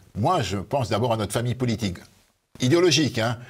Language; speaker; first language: French; native; French